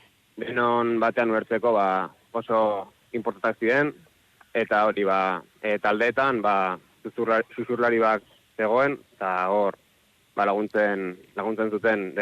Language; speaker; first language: Basque; non-native, local second language; Spanish